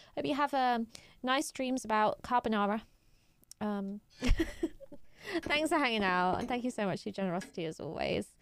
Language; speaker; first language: English; native; English